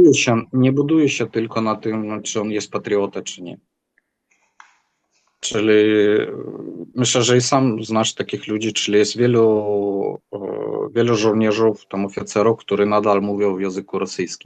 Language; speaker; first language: Polish; non-native, fluent; Ukrainian